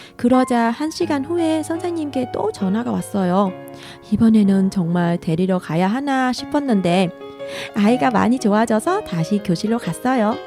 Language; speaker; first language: Korean; non-native, fluent; Vietnamese